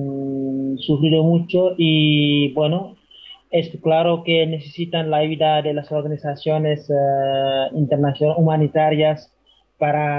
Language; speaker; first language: Spanish; non-native, learner; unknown